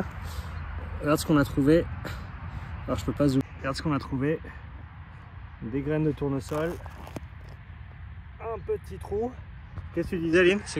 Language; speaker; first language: French; native; French